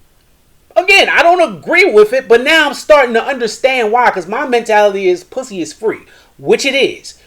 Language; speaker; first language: English; native; English